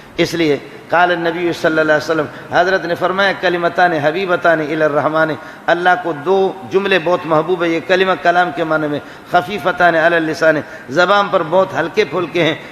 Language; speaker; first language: Urdu; non-native, local second language; Baluchi